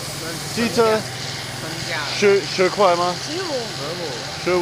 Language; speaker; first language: Chinese; non-native, learner; English